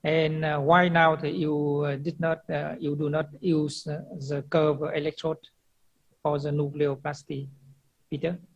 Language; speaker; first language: English; non-native, fluent; Vietnamese